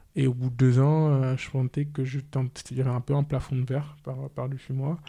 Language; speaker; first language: French; non-native, local second language; Wolof